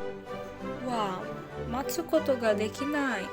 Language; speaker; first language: Japanese; non-native, learner; Indonesian